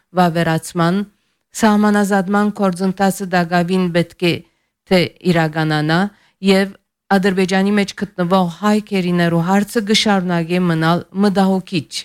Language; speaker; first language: Armenian; early bilingual, heritage; Armenian